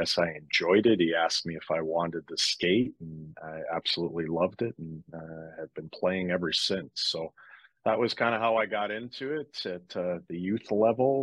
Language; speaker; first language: English; native; English